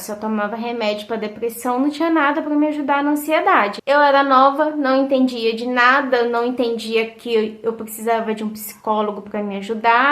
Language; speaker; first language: Portuguese; native; Portuguese